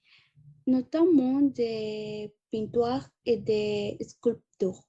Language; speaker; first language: French; non-native, learner; Spanish